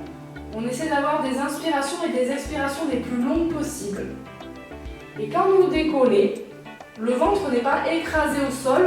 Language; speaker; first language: French; native; French